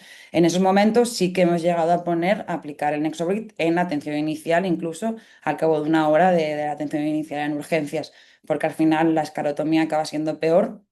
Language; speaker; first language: Spanish; native; Spanish